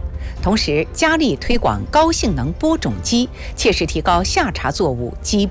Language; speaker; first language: Chinese; native; Chinese